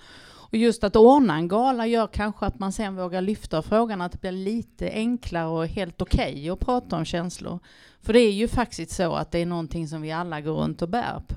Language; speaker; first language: Swedish; native; Swedish